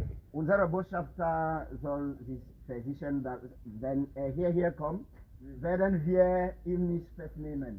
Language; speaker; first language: German; non-native, fluent; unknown